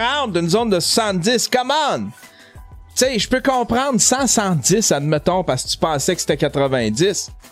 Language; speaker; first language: French; native; French